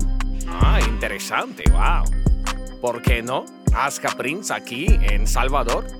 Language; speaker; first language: Spanish; non-native, learner; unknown